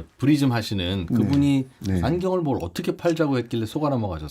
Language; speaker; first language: Korean; native; Korean